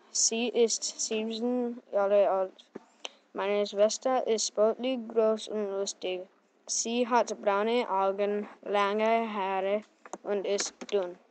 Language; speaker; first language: German; non-native, learner; English